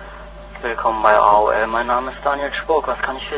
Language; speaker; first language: German; native; German